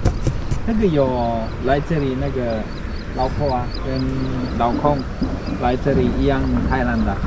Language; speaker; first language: Chinese; non-native, learner; Filipino